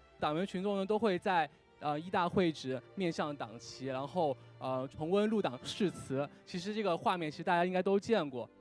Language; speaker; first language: Chinese; native; Chinese